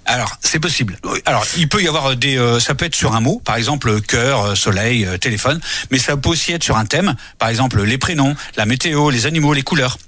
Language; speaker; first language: French; native; French